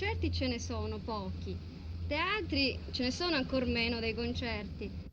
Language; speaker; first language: Italian; native; Italian